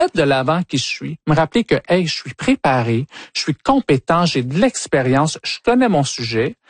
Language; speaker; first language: French; native; French